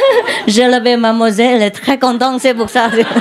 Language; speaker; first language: French; non-native, learner; Vietnamese